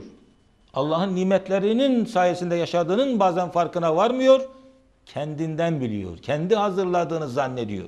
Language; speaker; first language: Turkish; native; Turkish